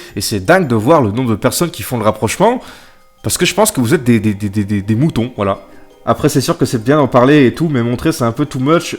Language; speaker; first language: French; native; French